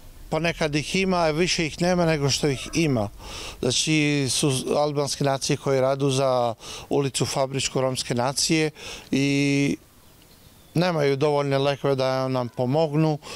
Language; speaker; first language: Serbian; non-native, local second language; Romany